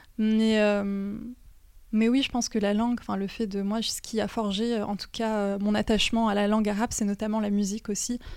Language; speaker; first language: French; native; French